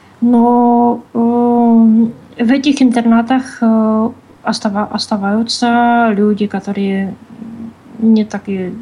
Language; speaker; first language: Russian; non-native, learner; Czech